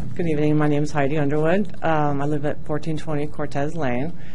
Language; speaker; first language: English; non-native, fluent; Japanese